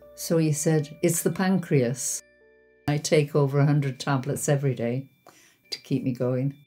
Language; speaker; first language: English; native; English